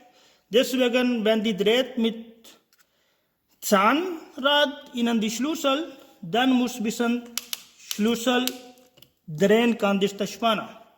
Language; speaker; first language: German; non-native, learner; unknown